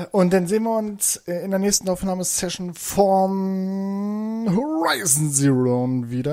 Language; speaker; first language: German; native; German